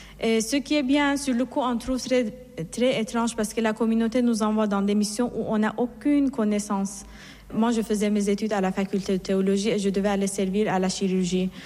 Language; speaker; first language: French; non-native, fluent; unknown